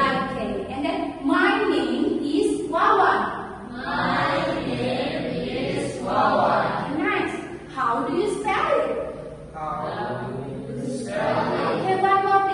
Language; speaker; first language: English; non-native, fluent; Indonesian